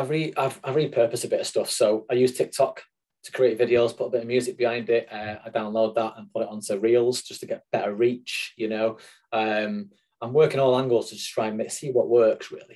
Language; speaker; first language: English; native; English